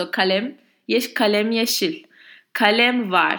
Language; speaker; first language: Turkish; non-native, learner; English